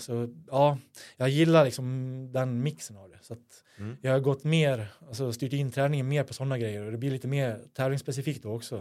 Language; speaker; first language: Swedish; native; Swedish